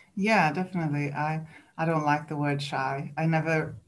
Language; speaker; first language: English; non-native, fluent; Swedish